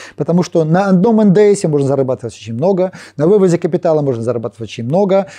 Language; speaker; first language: Russian; non-native, local second language; Polish